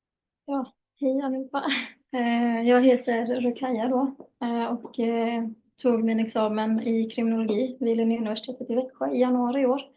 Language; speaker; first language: Swedish; native; Swedish